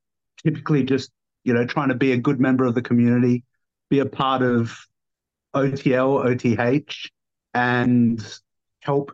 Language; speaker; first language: English; native; English